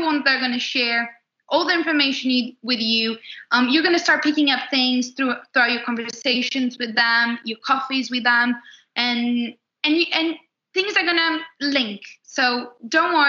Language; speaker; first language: English; non-native, fluent; Portuguese